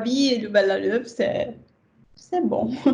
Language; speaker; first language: French; non-native, fluent; Italian